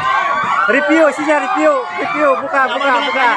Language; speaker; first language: Indonesian; non-native, local second language; Sundanese